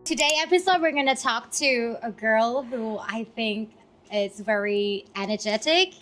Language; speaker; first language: English; non-native, fluent; Thai